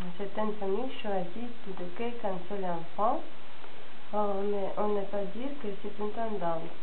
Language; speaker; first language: French; non-native, fluent; Latvian